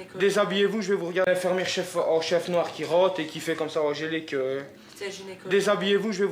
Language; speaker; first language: French; native; French